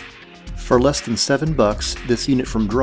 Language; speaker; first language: English; native; English